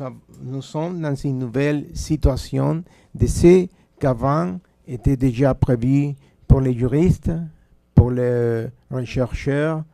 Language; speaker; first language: French; non-native, fluent; Spanish